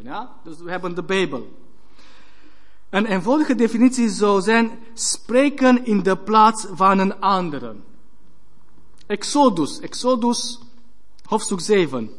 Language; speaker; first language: Dutch; non-native, fluent; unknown